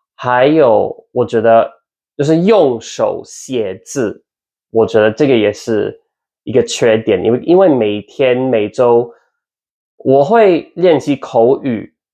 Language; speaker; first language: Chinese; non-native, learner; English